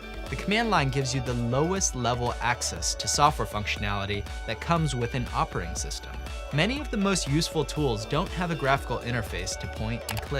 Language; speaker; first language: English; native; English